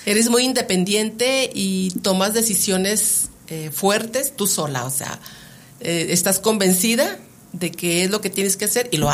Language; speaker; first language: Spanish; native; Spanish